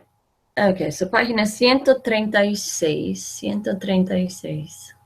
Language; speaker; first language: Spanish; non-native, fluent; English